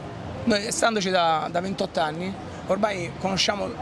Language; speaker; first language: Italian; native; Italian